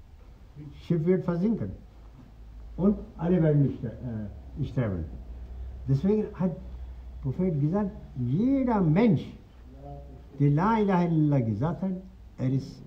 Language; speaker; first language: German; non-native, fluent; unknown